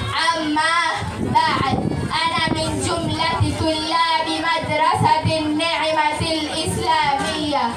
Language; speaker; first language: Arabic; non-native, learner; Swahili